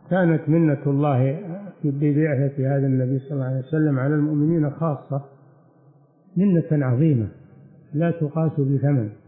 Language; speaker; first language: Arabic; native; Arabic